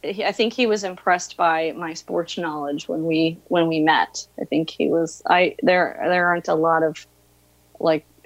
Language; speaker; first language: English; native; English